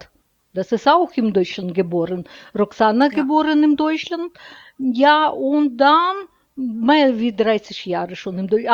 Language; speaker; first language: German; non-native, learner; Russian